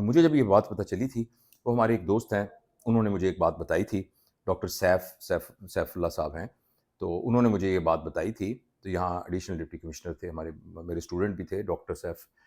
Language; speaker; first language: Urdu; non-native, local second language; Punjabi